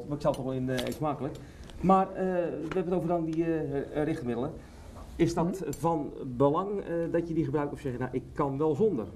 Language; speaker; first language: Dutch; native; Dutch